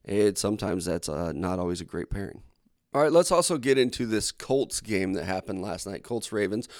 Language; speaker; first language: English; native; English